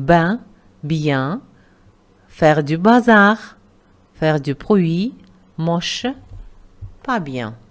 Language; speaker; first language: French; non-native, fluent; Uzbek